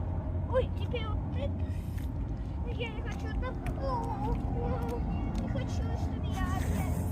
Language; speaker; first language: Russian; early bilingual, heritage; Russian